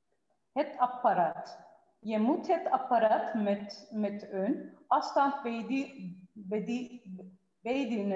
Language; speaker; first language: Dutch; non-native, learner; Turkish